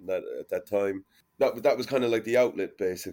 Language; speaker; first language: English; native; English